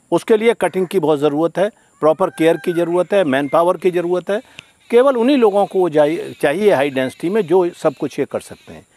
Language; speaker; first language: Hindi; native; Hindi